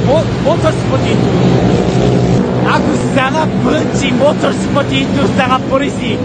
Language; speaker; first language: Indonesian; non-native, learner; Korean